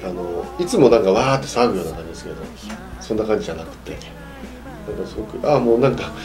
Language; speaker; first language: Japanese; native; Japanese